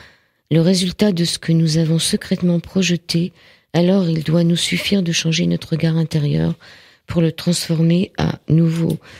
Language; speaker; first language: French; native; French